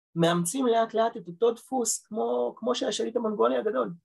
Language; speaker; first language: Hebrew; early bilingual, other home language; Russian